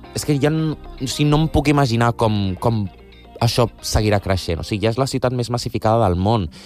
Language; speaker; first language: Catalan; non-native, local second language; Spanish